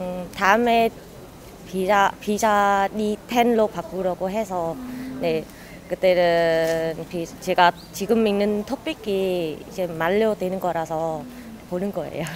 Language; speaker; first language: Korean; non-native, learner; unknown